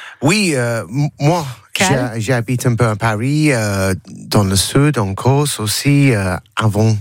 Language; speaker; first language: French; non-native, learner; English